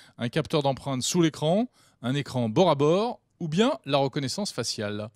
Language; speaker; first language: French; native; French